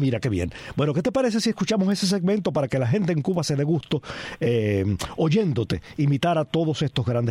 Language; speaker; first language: Spanish; native; Spanish